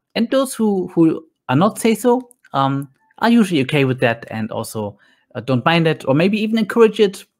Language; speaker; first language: English; non-native, fluent; German